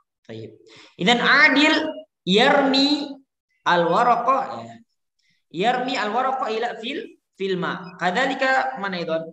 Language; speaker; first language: Arabic; non-native, learner; Indonesian